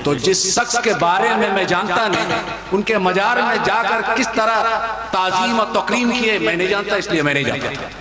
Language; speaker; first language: Hindi; non-native, fluent; Chinese